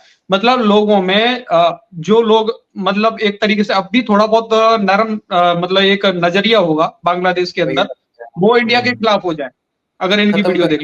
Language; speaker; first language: Hindi; native; Hindi